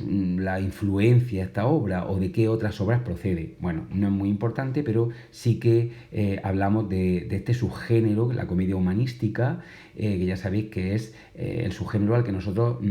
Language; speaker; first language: Spanish; native; Spanish